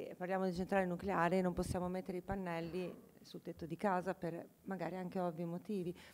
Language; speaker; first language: Italian; native; Italian